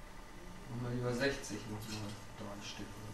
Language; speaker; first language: German; native; German